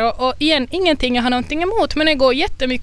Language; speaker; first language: Swedish; native; Swedish